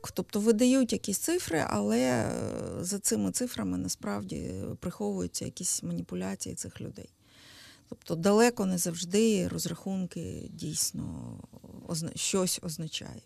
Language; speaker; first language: Ukrainian; native; Ukrainian